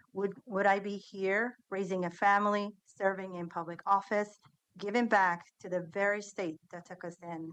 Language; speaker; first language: English; early bilingual, other home language; Somali